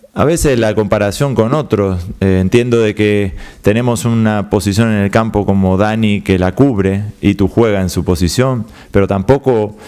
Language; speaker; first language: Spanish; native; Spanish